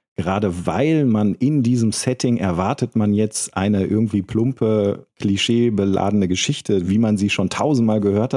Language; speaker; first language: German; native; German